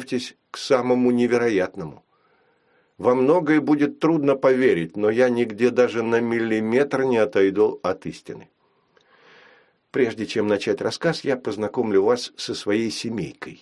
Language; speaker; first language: Russian; native; Russian